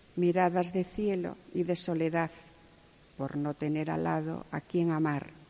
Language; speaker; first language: Spanish; native; Spanish